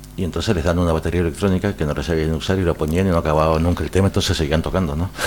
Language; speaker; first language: Spanish; native; Spanish